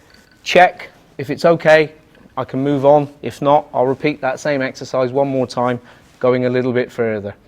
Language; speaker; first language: English; native; English